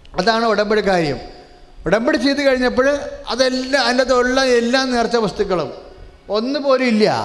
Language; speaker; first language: Malayalam; native; Malayalam